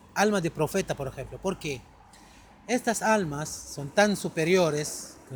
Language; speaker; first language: Spanish; non-native, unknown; Arabic